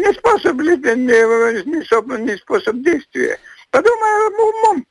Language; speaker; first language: Russian; non-native, fluent; Latvian